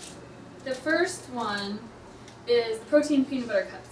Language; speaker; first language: English; native; English